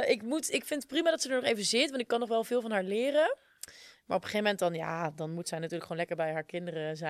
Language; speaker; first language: Dutch; native; Dutch